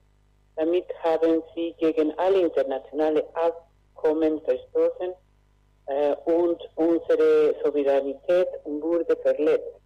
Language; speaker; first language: German; non-native, learner; Spanish